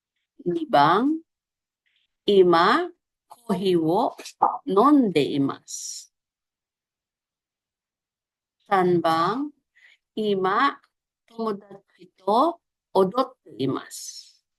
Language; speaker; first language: Japanese; non-native, fluent; Filipino